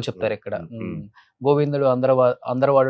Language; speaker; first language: Telugu; native; Telugu